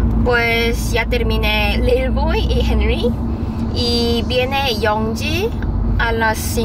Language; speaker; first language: Spanish; non-native, fluent; Korean